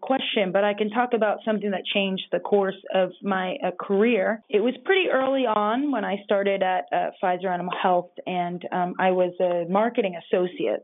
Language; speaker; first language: English; native; English